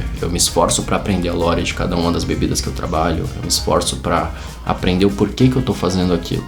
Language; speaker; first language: Portuguese; native; Portuguese